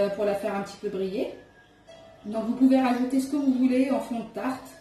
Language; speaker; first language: French; non-native, local second language; Arabic